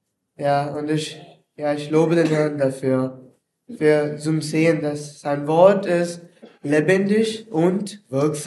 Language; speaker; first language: German; non-native, learner; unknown